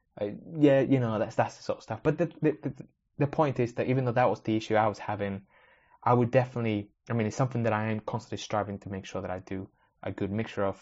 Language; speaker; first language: English; early bilingual, other home language; Spanish